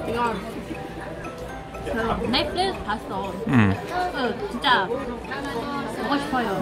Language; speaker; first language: Korean; non-native, learner; Vietnamese